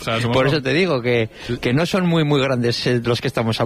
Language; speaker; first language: Spanish; native; Spanish